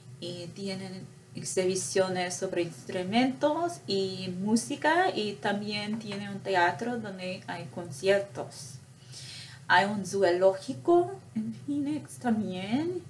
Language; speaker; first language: Spanish; non-native, fluent; English